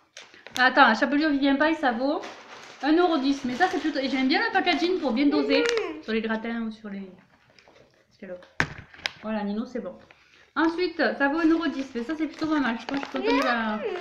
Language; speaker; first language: French; native; French